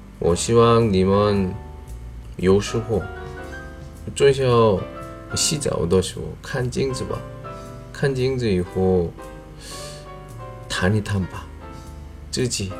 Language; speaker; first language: Chinese; non-native, learner; Korean